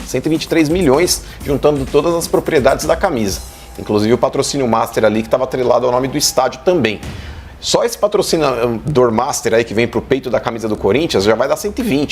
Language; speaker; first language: Portuguese; native; Portuguese